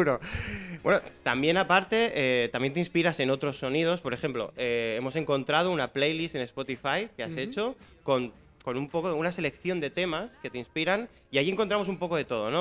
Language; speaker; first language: Spanish; native; Spanish